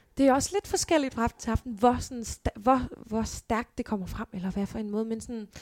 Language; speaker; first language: Danish; native; Danish